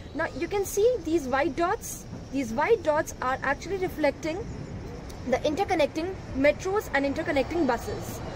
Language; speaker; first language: English; non-native, local second language; Hindi